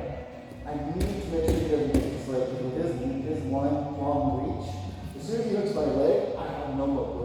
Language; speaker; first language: English; native; English